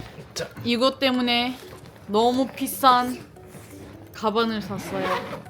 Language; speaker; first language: Korean; non-native, fluent; Turkish